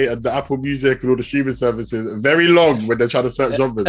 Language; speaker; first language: English; native; English